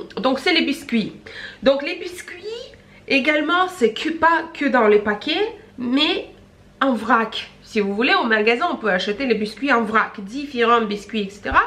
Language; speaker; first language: French; non-native, fluent; Russian